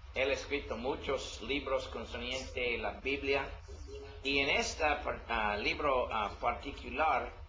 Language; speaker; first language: Spanish; non-native, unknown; English